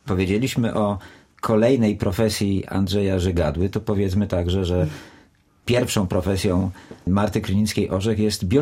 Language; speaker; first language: Polish; native; Polish